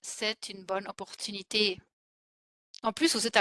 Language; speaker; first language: French; non-native, fluent; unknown